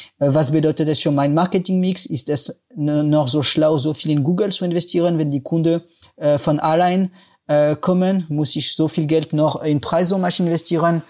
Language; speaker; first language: German; non-native, fluent; French